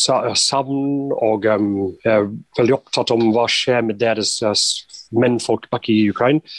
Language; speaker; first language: Norwegian; non-native, fluent; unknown